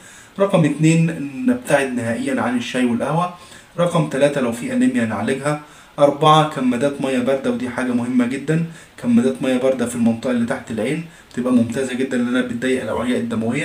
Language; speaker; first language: Arabic; native; Arabic